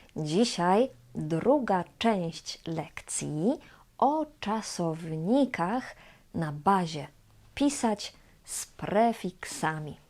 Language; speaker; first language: Polish; native; Polish